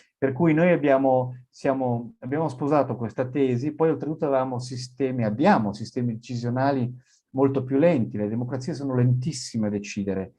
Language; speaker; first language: Italian; native; Italian